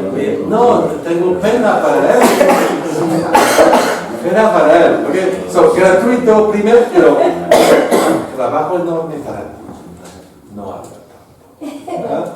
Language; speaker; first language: Spanish; non-native, fluent; French